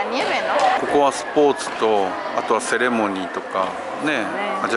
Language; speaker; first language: Japanese; native; Japanese